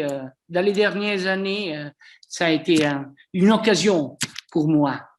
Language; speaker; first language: French; non-native, fluent; Italian